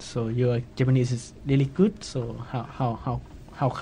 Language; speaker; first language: English; non-native, learner; Japanese